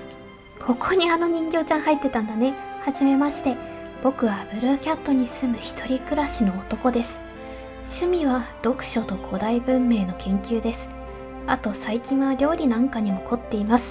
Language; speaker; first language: Japanese; native; Japanese